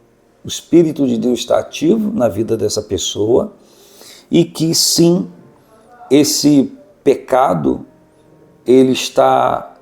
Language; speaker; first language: Portuguese; native; Portuguese